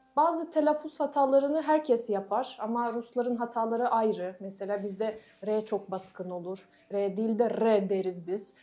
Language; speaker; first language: Turkish; non-native, fluent; Russian